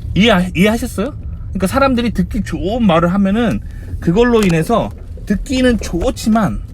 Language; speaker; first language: Korean; native; Korean